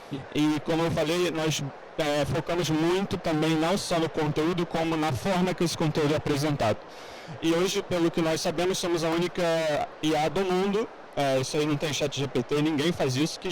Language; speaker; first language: Portuguese; native; Portuguese